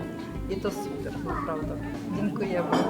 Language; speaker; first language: Polish; non-native, learner; Ukrainian